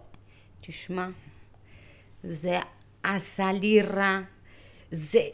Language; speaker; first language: Hebrew; early bilingual, other home language; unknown